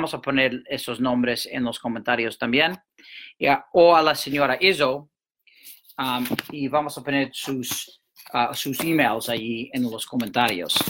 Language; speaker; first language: Spanish; non-native, fluent; English